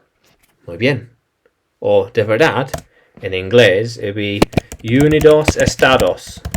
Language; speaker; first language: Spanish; non-native, learner; English